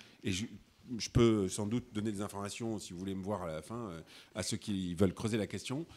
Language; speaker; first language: French; native; French